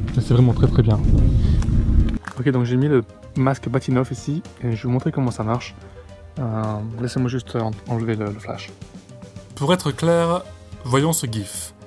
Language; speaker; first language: French; native; French